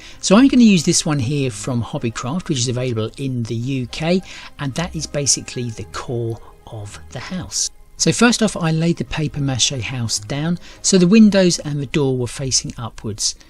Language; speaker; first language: English; native; English